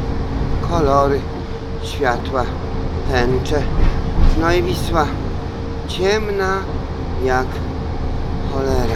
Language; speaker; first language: Polish; native; Polish